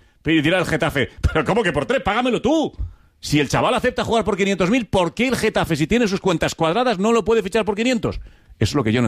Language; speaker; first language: Spanish; native; Spanish